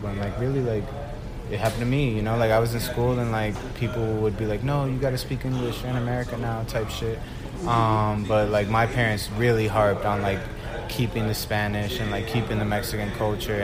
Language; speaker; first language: English; early bilingual, other home language; Spanish